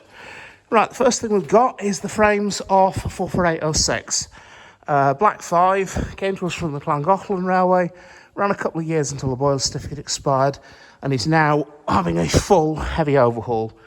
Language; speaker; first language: English; native; English